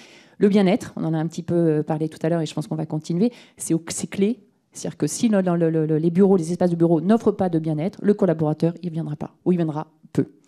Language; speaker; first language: French; native; French